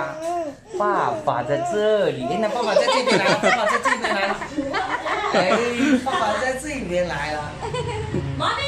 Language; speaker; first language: Chinese; native; Chinese